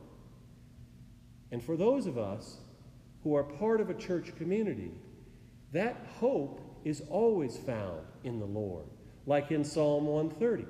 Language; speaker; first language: English; native; English